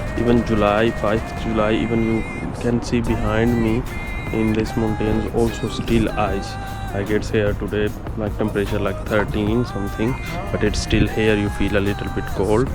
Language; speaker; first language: English; non-native, learner; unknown